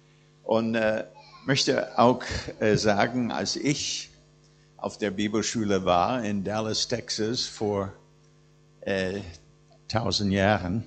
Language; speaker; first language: German; non-native, fluent; English